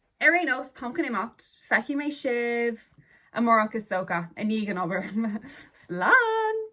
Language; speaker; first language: Irish; non-native, local second language; English